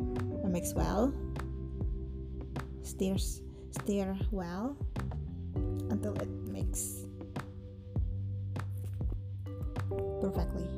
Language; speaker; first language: English; non-native, learner; Indonesian